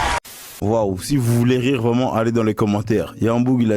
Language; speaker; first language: French; native; French